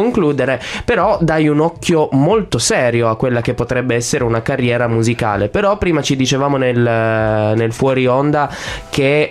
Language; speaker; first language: Italian; native; Italian